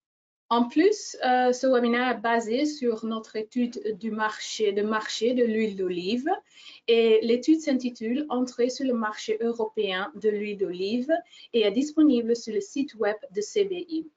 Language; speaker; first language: French; non-native, fluent; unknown